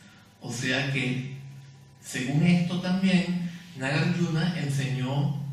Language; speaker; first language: Spanish; native; Spanish